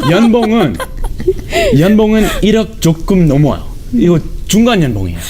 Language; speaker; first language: Korean; non-native, fluent; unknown